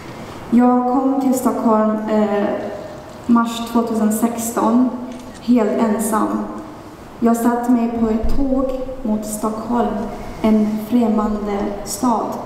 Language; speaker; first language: Swedish; non-native, fluent; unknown